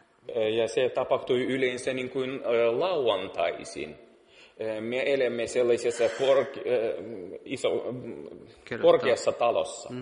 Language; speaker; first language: Finnish; non-native, learner; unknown